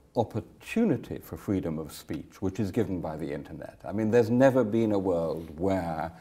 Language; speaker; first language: English; native; English